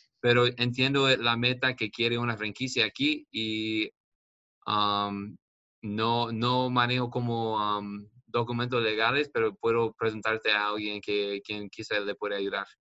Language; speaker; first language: Spanish; non-native, learner; English